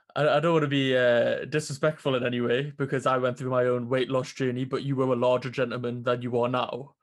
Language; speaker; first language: English; native; English